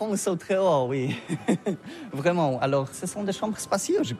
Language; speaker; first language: French; non-native, learner; Polish